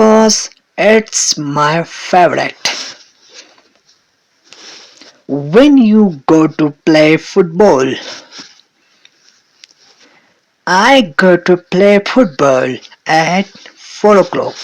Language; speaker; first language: English; non-native, learner; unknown